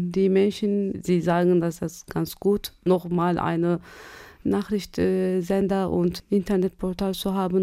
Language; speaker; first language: German; non-native, fluent; Turkish